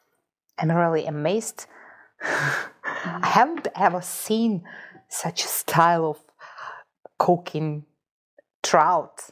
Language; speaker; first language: English; non-native, fluent; Russian